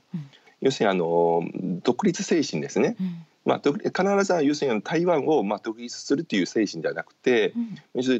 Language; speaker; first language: Japanese; non-native, fluent; Chinese